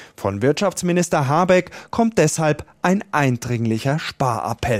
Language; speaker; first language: German; native; German